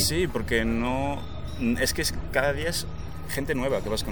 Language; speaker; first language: Spanish; native; Spanish